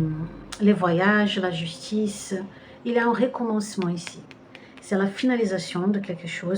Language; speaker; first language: French; non-native, fluent; Portuguese